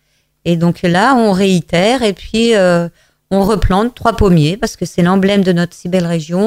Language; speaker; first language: French; native; French